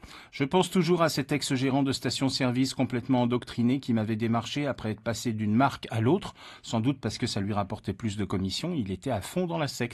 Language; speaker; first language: French; native; French